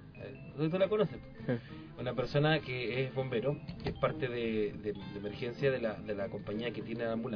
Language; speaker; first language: Spanish; native; Spanish